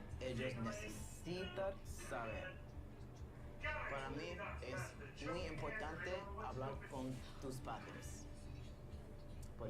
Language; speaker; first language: Spanish; non-native, learner; English